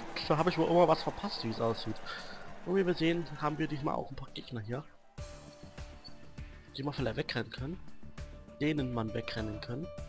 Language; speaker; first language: German; native; German